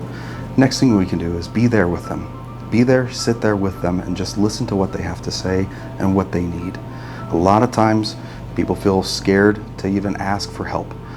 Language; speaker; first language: English; native; English